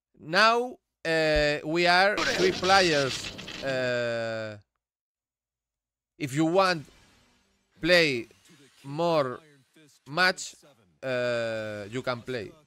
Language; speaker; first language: English; non-native, learner; Spanish